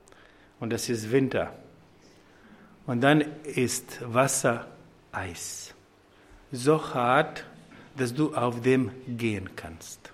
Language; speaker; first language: German; non-native, fluent; Croatian